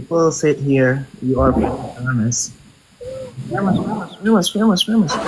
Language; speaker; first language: English; non-native, learner; Indonesian